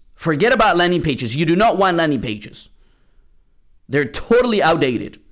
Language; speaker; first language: English; early bilingual, other home language; Spanish